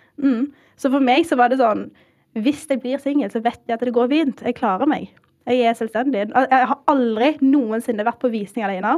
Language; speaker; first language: Norwegian; early bilingual, heritage; Norwegian